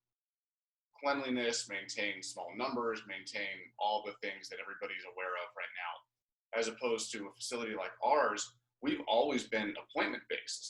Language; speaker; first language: English; native; English